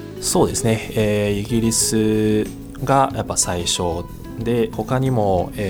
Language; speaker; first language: Japanese; early bilingual, other home language; Chinese